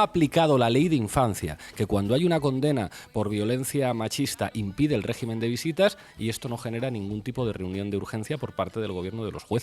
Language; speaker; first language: Spanish; native; Spanish